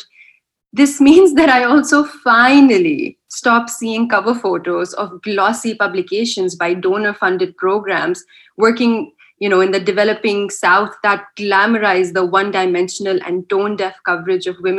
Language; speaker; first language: English; non-native, local second language; Urdu